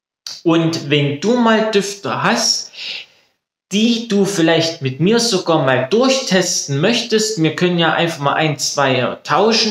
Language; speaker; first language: German; native; German